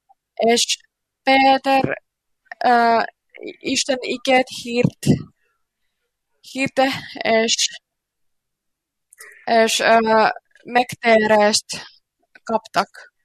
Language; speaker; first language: Hungarian; non-native, learner; Finnish